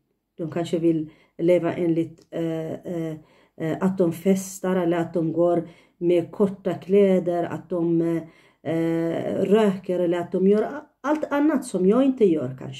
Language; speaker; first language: Swedish; non-native, fluent; Tigrinya